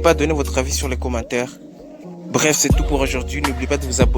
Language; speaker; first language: French; native; French